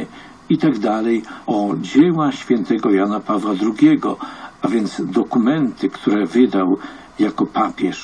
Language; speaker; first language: Polish; native; Polish